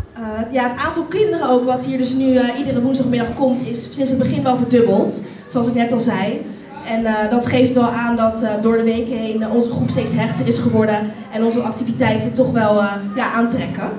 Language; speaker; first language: Dutch; native; Dutch